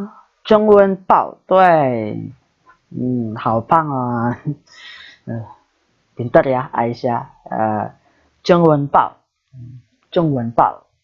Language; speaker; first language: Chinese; non-native, learner; Indonesian